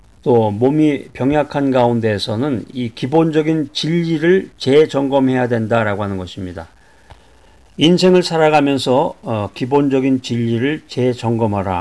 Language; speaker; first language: Korean; native; Korean